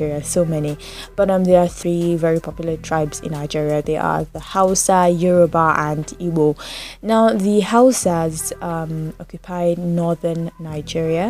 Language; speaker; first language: English; non-native, local second language; Yoruba